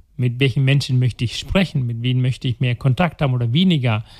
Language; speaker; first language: German; non-native, local second language; Tamil